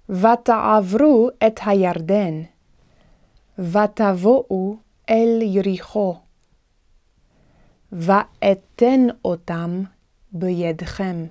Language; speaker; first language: Hebrew; non-native, fluent; English